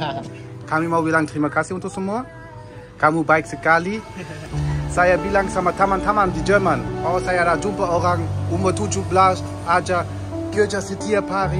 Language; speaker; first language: Indonesian; non-native, learner; German